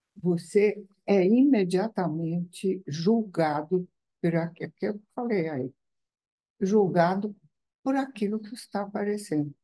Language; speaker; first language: Portuguese; non-native, fluent; Italian